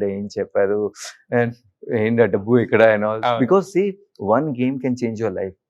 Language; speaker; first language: Telugu; non-native, learner; Hindi